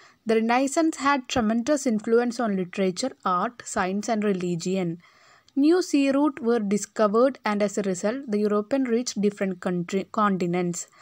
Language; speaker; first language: English; non-native, local second language; Malayalam